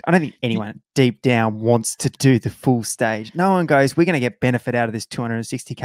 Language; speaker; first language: English; native; English